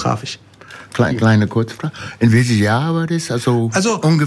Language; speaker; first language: German; non-native, fluent; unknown